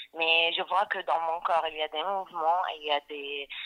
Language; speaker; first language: French; non-native, fluent; Arabic